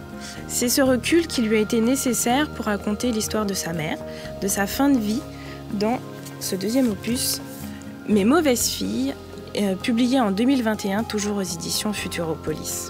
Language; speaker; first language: French; native; French